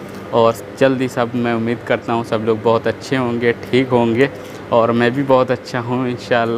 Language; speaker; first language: Hindi; native; Hindi